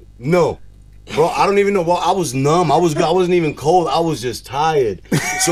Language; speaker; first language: English; early bilingual, other home language; Spanish